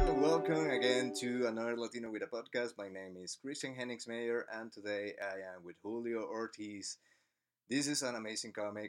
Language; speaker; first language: English; non-native, fluent; Spanish